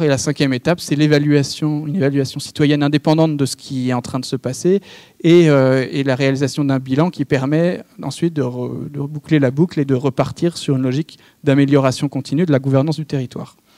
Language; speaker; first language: French; native; French